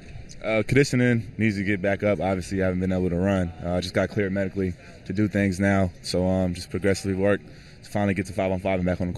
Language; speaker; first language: English; native; English